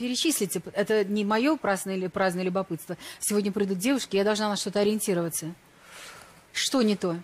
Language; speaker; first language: Russian; native; Russian